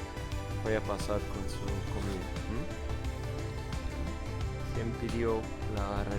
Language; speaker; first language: Spanish; non-native, learner; English